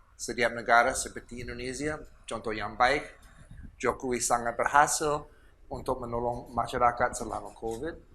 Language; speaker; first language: Indonesian; non-native, fluent; English